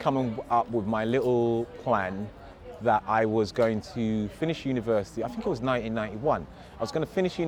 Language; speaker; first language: English; native; English